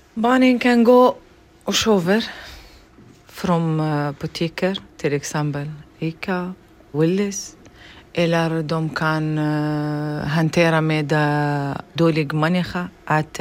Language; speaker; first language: Swedish; non-native, learner; Arabic